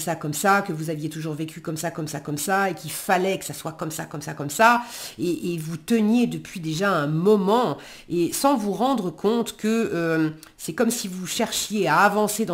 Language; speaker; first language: French; native; French